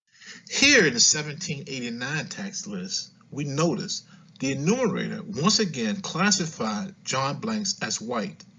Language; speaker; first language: English; native; English